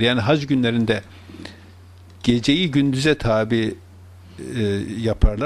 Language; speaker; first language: Turkish; native; Turkish